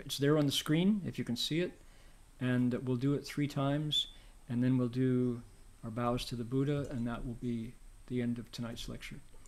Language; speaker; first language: English; native; English